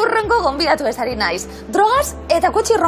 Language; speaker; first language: Basque; native; Basque